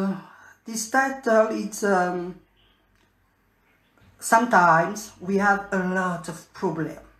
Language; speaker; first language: English; non-native, learner; French